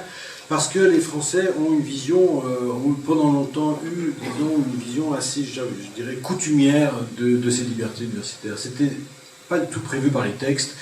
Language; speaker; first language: French; native; French